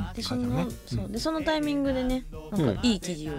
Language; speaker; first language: Japanese; native; Japanese